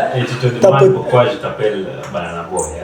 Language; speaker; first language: French; non-native, learner; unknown